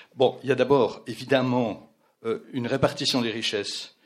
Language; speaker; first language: French; native; French